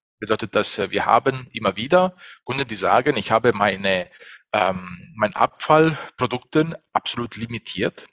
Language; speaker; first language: German; non-native, fluent; Italian